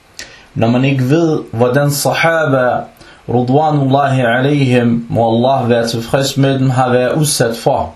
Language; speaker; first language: Danish; early bilingual, other home language; Arabic